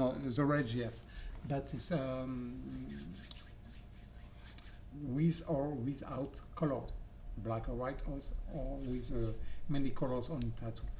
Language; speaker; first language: English; non-native, learner; French